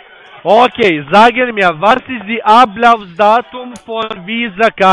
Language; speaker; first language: German; non-native, learner; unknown